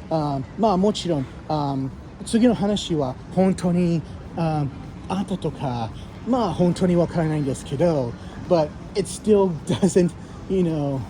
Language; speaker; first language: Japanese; non-native, learner; English